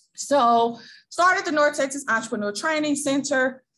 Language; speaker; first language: English; native; English